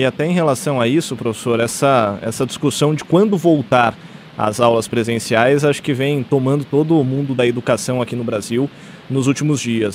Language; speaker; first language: Portuguese; native; Portuguese